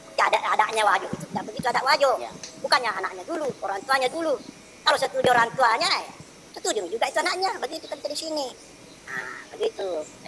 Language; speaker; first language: Indonesian; non-native, local second language; Buginese